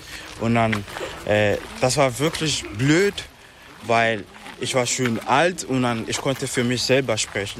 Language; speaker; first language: German; non-native, learner; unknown